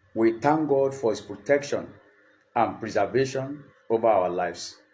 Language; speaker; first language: English; non-native, local second language; Yoruba